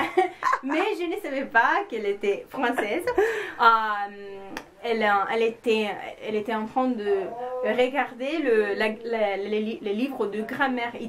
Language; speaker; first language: French; non-native, fluent; Italian